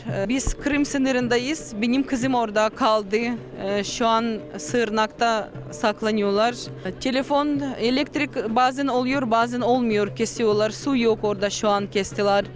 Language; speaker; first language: Turkish; non-native, learner; Russian